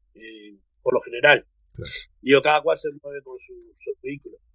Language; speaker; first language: Spanish; native; Spanish